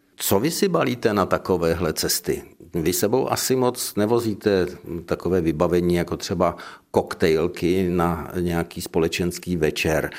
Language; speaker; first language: Czech; native; Czech